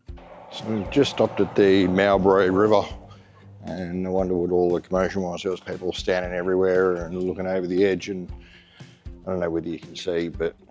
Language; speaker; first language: English; native; English